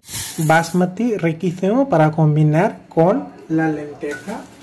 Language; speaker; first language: Spanish; non-native, fluent; Hindi